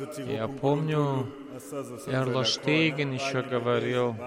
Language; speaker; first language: Russian; non-native, fluent; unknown